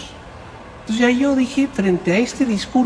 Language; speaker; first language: Spanish; native; Spanish